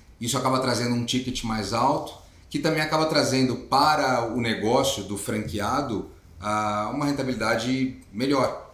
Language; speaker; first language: Portuguese; native; Portuguese